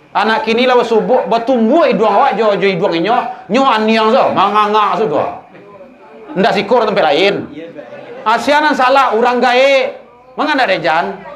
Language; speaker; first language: Malay; non-native, local second language; Minangkabau